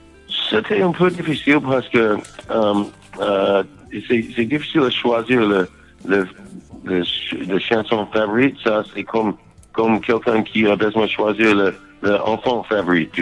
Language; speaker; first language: French; non-native, learner; English